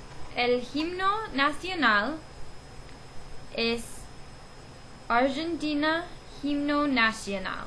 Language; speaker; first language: Spanish; non-native, learner; English